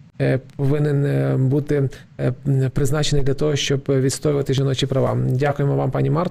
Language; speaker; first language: Ukrainian; native; Ukrainian